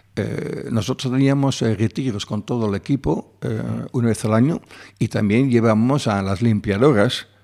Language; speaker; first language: Spanish; non-native, fluent; Dutch